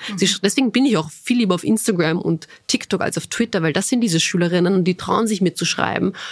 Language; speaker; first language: German; early bilingual, other home language; Bosnian